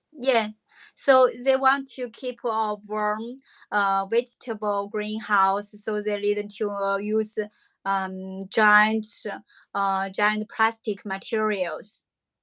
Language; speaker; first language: English; non-native, learner; Chinese